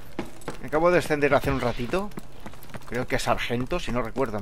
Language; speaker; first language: Spanish; native; Spanish